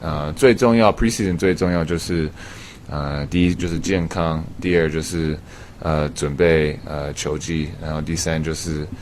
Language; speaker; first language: Chinese; early bilingual, heritage; English